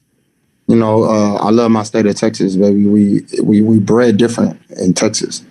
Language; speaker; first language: English; native; English